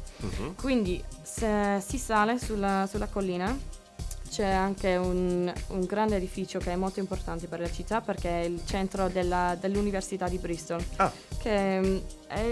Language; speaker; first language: Italian; non-native, learner; English